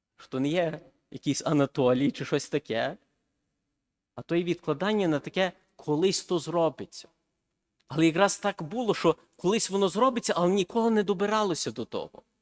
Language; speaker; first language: Ukrainian; early bilingual, heritage; Ukrainian